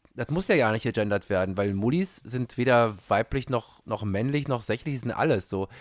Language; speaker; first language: German; native; German